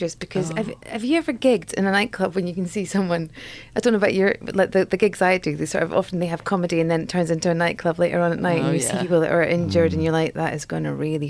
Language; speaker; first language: English; native; English